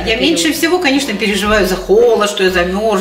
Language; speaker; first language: Russian; native; Russian